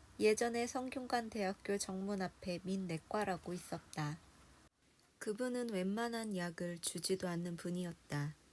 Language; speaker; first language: Korean; native; Korean